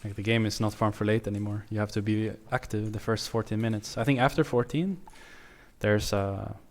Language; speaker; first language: English; non-native, fluent; Swedish